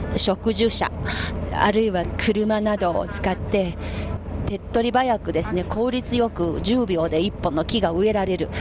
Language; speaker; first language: Japanese; non-native, fluent; Chinese